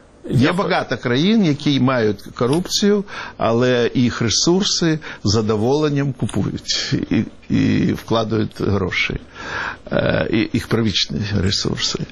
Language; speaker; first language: Ukrainian; non-native, local second language; Russian